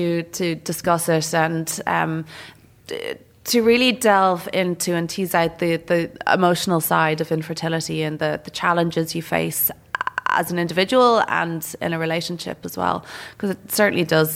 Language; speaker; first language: English; native; English